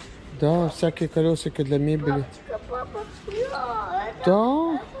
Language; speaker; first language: Russian; native; Russian